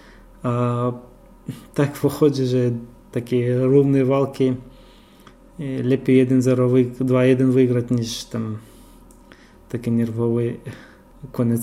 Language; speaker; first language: Polish; non-native, fluent; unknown